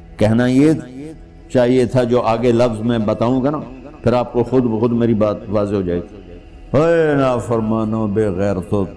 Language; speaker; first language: Urdu; non-native, local second language; Punjabi